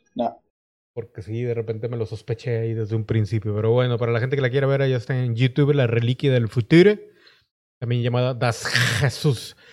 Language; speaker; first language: Spanish; native; Spanish